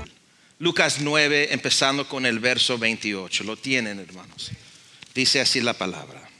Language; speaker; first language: Spanish; early bilingual, heritage; Spanish